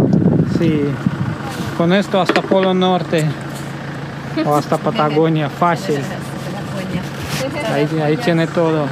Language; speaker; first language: Spanish; non-native, fluent; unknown